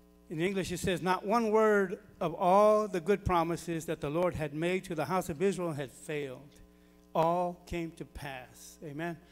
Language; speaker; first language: English; early bilingual, other home language; Spanish